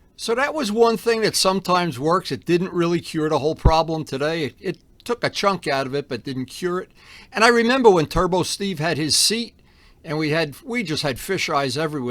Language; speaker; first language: English; native; English